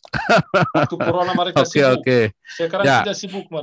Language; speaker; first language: Indonesian; non-native, fluent; Arabic